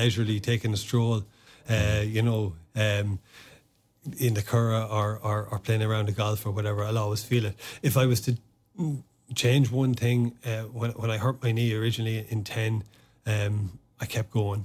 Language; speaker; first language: English; non-native, local second language; Irish